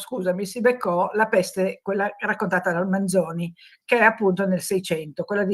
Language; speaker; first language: Italian; native; Italian